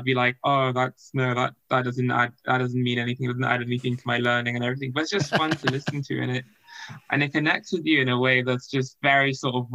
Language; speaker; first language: English; non-native, local second language; Yoruba